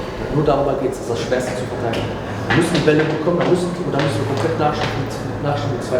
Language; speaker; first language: German; native; German